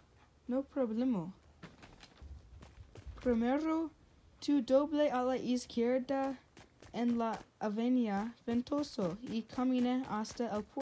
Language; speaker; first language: Spanish; non-native, learner; English